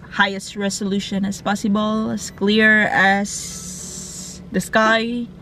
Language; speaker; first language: English; non-native, local second language; Cebuano